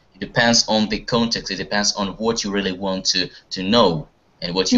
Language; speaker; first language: English; non-native, fluent; Russian